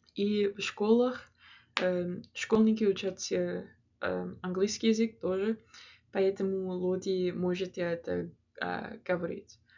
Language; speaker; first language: Russian; non-native, learner; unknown